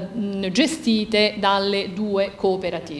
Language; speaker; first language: Italian; native; Italian